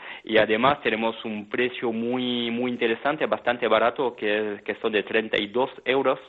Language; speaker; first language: Spanish; non-native, fluent; French